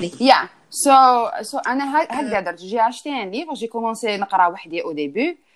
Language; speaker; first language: French; non-native, local second language; Arabic